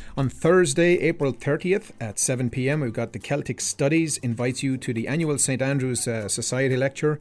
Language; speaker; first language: English; native; English